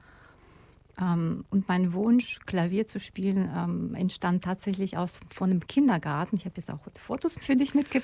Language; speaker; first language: German; non-native, fluent; Russian